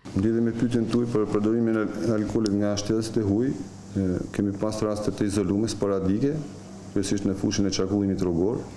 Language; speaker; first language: Albanian; native; Albanian